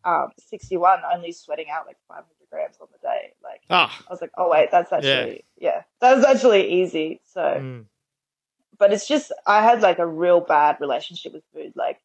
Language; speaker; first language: English; native; English